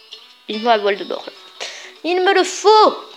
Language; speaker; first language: French; native; French